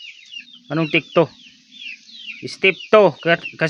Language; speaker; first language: Filipino; native; Filipino